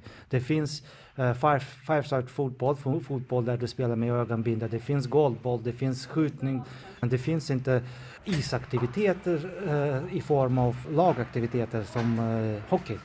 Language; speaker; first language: Swedish; non-native, fluent; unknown